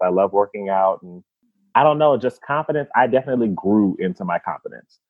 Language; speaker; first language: English; native; English